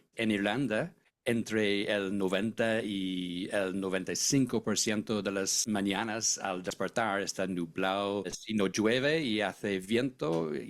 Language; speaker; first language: Spanish; non-native, fluent; English